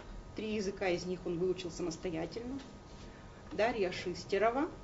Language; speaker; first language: Russian; native; Russian